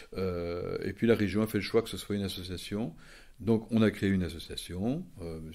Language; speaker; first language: French; native; French